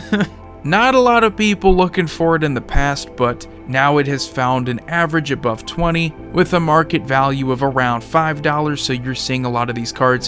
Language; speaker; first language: English; native; English